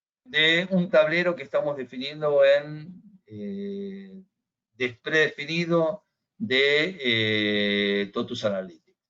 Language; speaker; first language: Spanish; native; Spanish